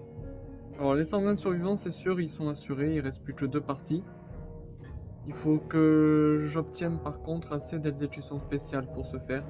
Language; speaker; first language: French; native; French